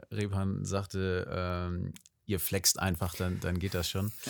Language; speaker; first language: German; native; German